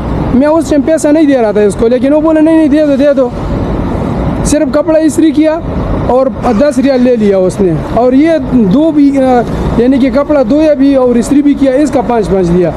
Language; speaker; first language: Hindi; non-native, local second language; Pashto